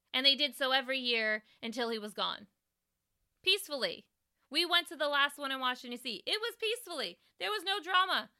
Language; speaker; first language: English; native; English